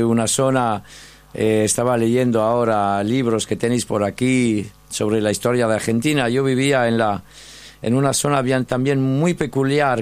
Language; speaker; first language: Spanish; non-native, fluent; French